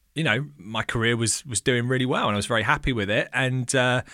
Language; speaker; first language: English; native; English